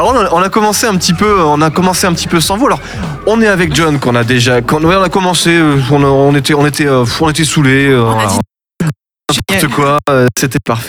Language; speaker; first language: French; native; French